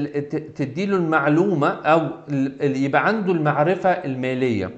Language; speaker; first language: Arabic; native; Arabic